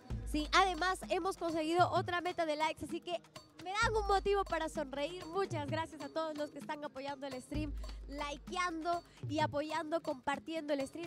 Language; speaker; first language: Spanish; native; Spanish